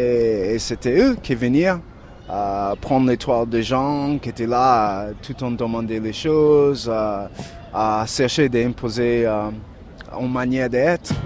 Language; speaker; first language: French; non-native, learner; English